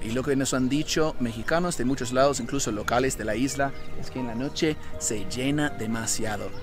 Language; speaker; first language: Spanish; non-native, learner; English